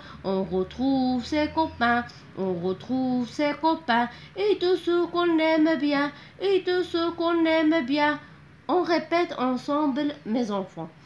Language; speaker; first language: French; non-native, local second language; Arabic